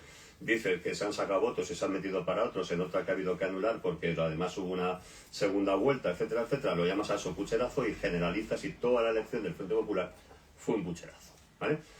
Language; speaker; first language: Spanish; native; Spanish